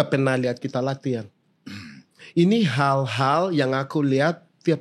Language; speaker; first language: Indonesian; non-native, fluent; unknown